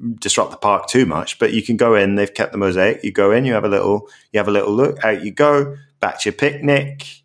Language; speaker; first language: English; native; English